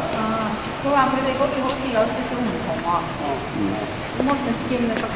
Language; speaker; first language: Russian; non-native, learner; Chinese